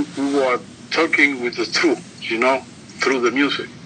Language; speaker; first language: English; non-native, learner; Spanish